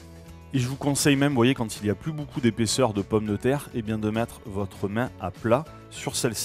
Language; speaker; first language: French; native; French